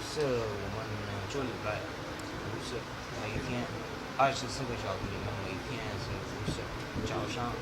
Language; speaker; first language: Chinese; non-native, learner; Punjabi